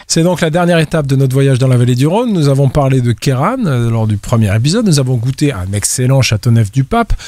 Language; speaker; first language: French; native; French